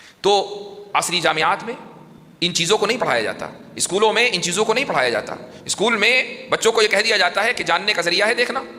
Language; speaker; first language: Urdu; native; Urdu